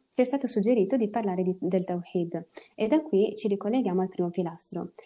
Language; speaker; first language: Italian; early bilingual, other home language; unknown